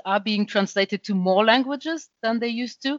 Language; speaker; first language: English; non-native, fluent; French